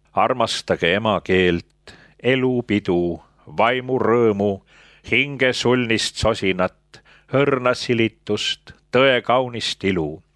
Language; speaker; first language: Estonian; native; Estonian